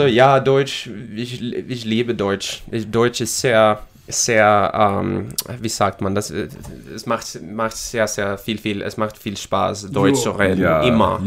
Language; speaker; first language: German; non-native, learner; English